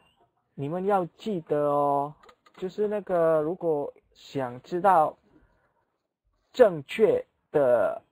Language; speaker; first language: Chinese; non-native, fluent; Indonesian